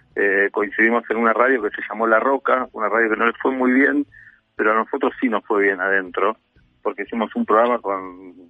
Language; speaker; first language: Spanish; native; Spanish